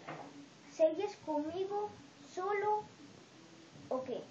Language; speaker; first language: Spanish; native; Spanish